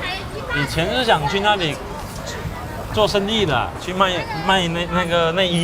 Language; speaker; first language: Chinese; native; Chinese